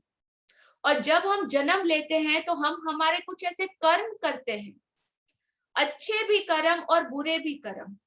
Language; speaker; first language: Hindi; native; Hindi